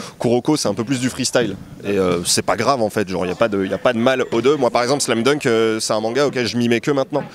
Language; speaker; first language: French; early bilingual, other home language; Portuguese